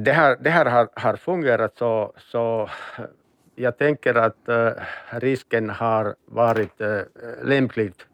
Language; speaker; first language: Swedish; non-native, learner; Finnish